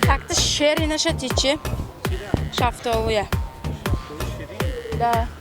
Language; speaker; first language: Russian; non-native, local second language; Tajik